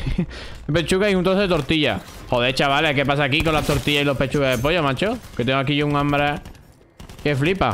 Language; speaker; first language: Spanish; native; Spanish